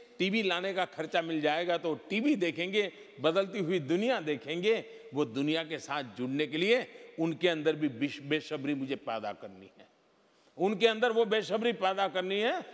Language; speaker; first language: Hindi; non-native, local second language; Gujarati